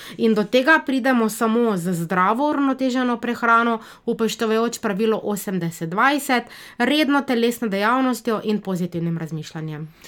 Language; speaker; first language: Slovenian; native; Slovenian